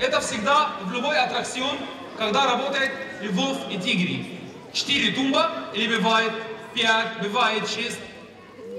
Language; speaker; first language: Russian; non-native, learner; Arabic